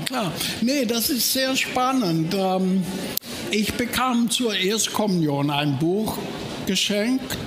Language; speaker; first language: German; native; German